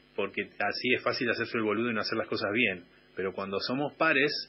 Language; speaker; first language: Spanish; native; Spanish